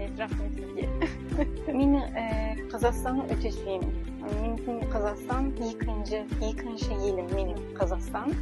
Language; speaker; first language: Kazakh; non-native, learner; Turkish